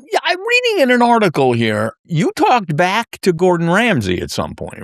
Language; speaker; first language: English; native; English